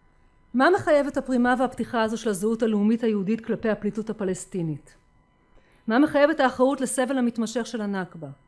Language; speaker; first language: Hebrew; native; Hebrew